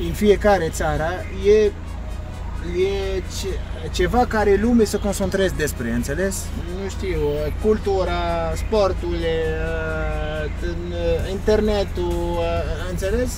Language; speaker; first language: Romanian; non-native, learner; Arabic